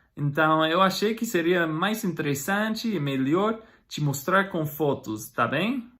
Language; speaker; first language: Portuguese; non-native, fluent; English